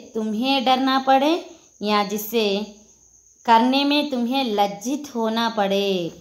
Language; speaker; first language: Hindi; non-native, local second language; Telugu